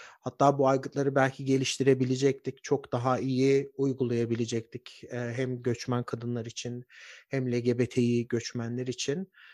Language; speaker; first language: Turkish; native; Turkish